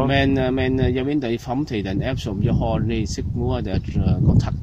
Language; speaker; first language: Swedish; non-native, learner; Vietnamese